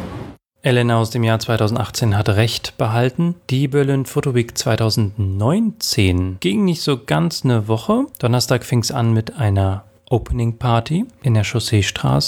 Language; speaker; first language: German; native; German